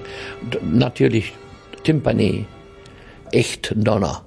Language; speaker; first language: German; non-native, learner; English